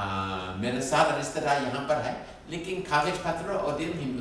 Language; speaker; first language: Hindi; non-native, fluent; English